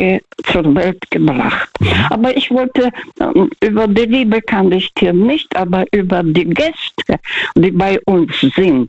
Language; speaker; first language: German; non-native, fluent; Russian